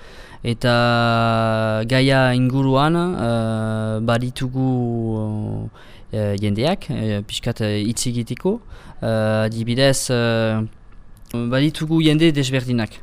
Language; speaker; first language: Basque; non-native, local second language; French